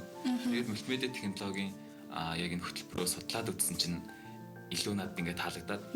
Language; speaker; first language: Mongolian; native; Mongolian